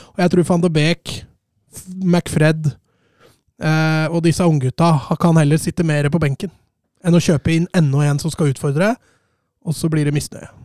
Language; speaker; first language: Norwegian; native; Norwegian